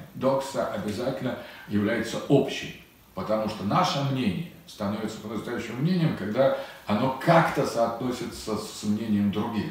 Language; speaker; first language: Russian; native; Russian